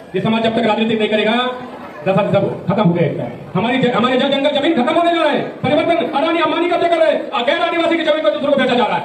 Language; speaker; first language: Hindi; non-native, local second language; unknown